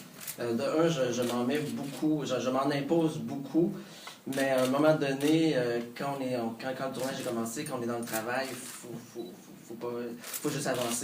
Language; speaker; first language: French; native; French